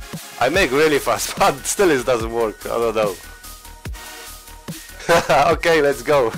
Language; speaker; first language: English; non-native, learner; Polish